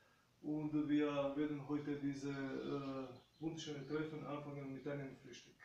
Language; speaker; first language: German; non-native, fluent; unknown